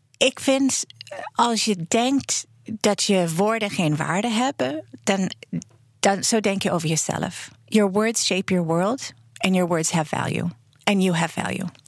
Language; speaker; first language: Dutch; non-native, fluent; English